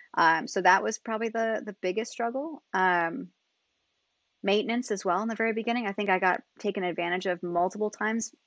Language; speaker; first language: English; native; English